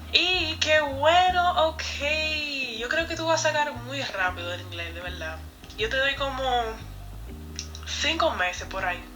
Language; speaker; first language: Spanish; non-native, fluent; English